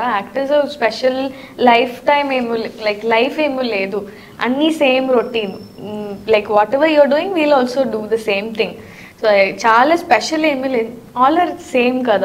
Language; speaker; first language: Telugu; non-native, learner; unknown